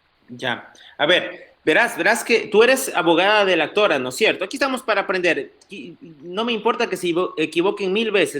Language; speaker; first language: Spanish; native; Spanish